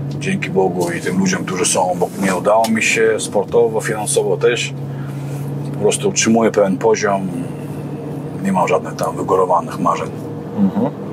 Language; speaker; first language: Polish; non-native, fluent; Chechen